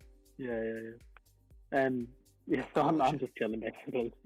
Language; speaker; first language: English; native; English